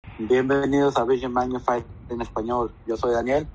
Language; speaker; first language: Spanish; native; Spanish